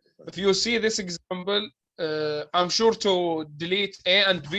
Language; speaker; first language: English; non-native, learner; Arabic